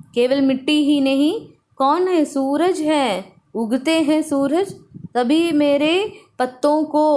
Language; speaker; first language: Hindi; non-native, local second language; Malayalam